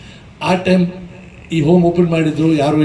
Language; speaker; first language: Kannada; non-native, local second language; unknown